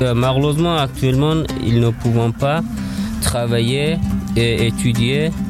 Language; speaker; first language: French; non-native, learner; Persian